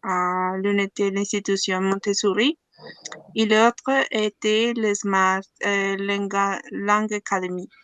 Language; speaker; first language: French; non-native, learner; Spanish